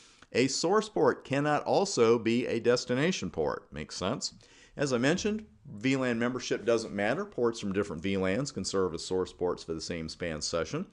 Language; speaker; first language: English; native; English